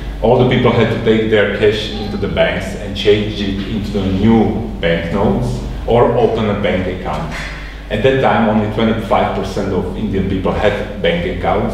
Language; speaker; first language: English; non-native, fluent; Slovak